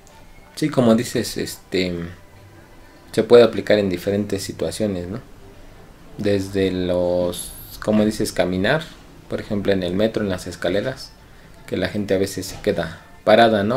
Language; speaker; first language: Spanish; native; Spanish